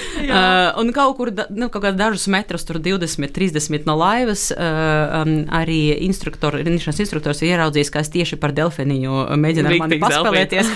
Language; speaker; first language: Latvian; non-native, local second language; Russian